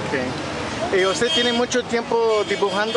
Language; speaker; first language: Spanish; early bilingual, heritage; Spanish